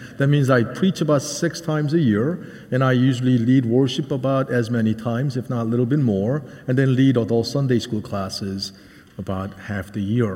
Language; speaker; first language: English; native; English